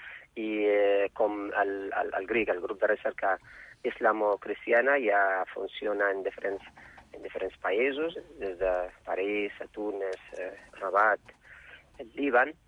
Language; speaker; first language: Catalan; non-native, fluent; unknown